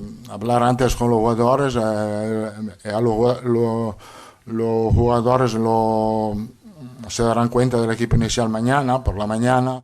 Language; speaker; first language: Spanish; non-native, fluent; Italian